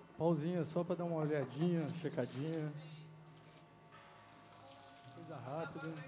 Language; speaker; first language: Portuguese; native; Portuguese